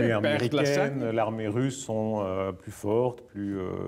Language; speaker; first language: French; native; French